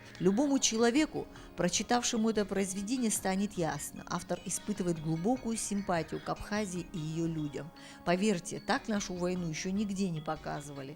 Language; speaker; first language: Russian; native; Russian